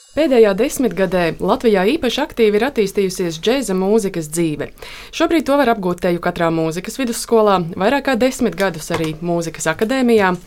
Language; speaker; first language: Latvian; native; Latvian